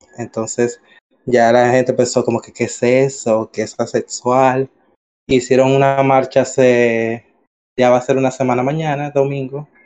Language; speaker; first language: Spanish; native; Spanish